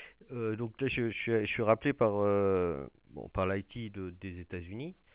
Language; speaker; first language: French; native; French